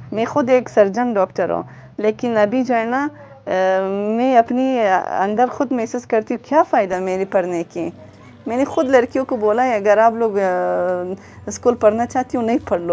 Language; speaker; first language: Hindi; non-native, local second language; Uzbek